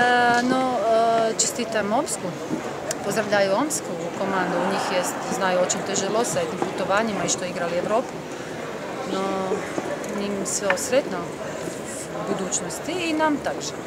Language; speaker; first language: Russian; non-native, learner; Croatian